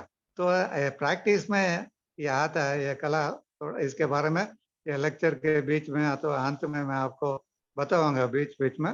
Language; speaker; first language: Hindi; non-native, local second language; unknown